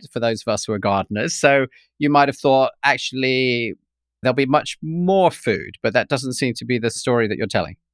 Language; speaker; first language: English; native; English